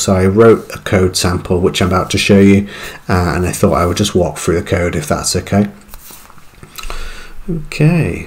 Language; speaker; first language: English; native; English